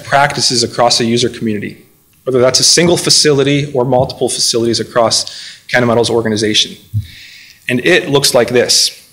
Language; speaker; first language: English; native; English